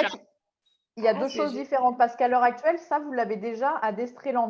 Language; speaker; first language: French; native; French